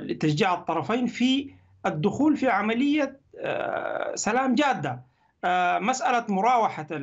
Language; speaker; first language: Arabic; native; Arabic